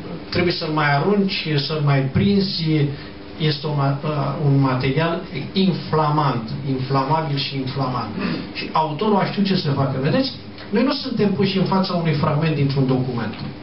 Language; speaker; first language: Romanian; native; Romanian